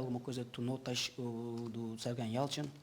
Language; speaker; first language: Portuguese; non-native, learner; Turkish